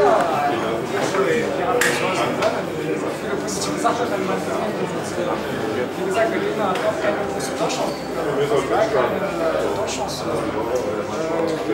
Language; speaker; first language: German; non-native, fluent; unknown